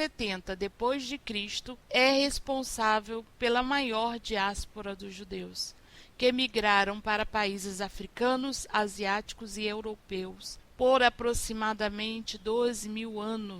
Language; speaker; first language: Portuguese; native; Portuguese